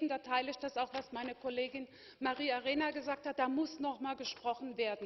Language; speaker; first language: German; native; German